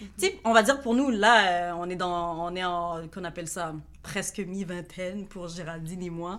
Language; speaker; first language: French; native; French